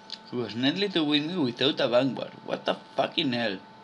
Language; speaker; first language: English; non-native, learner; Spanish